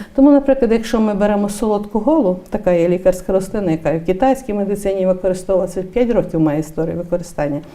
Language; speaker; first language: Ukrainian; native; Ukrainian